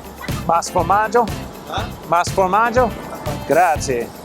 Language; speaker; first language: Italian; non-native, learner; English